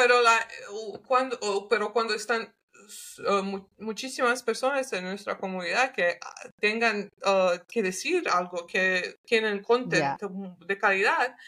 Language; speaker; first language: Spanish; non-native, learner; English